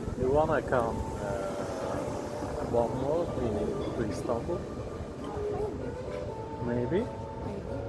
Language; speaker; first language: English; non-native, learner; Turkish